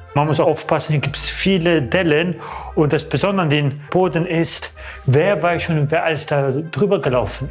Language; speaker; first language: German; early bilingual, other home language; Polish